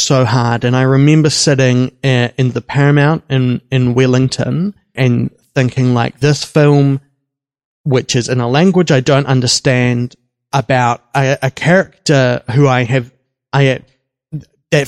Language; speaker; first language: English; native; English